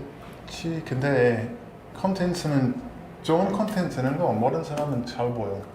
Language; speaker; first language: Korean; non-native, learner; English